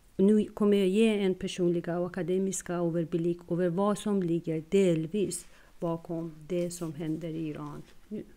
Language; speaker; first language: Swedish; non-native, fluent; Persian